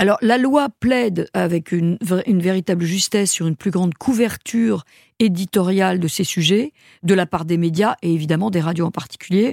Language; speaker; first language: French; native; French